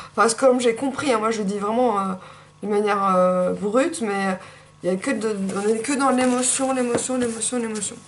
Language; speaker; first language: French; native; French